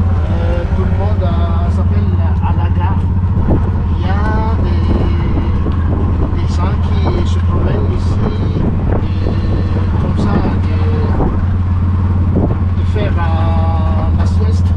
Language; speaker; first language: French; non-native, local second language; Malagasy